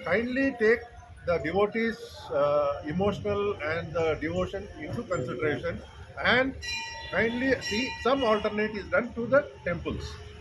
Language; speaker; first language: English; non-native, local second language; Telugu